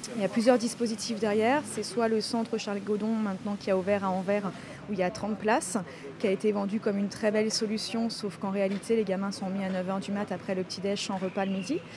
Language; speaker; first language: French; native; French